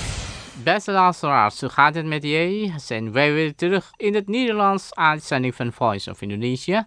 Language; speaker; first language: Dutch; non-native, learner; Indonesian